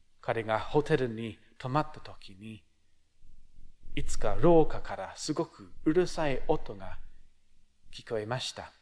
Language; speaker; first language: Japanese; non-native, fluent; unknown